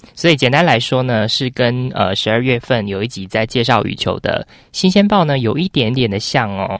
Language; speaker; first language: Chinese; native; Chinese